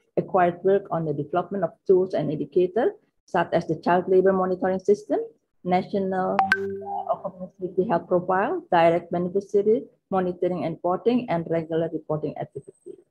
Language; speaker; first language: English; non-native, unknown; Indonesian